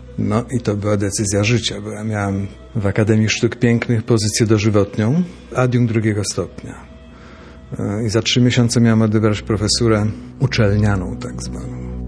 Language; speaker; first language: Polish; native; Polish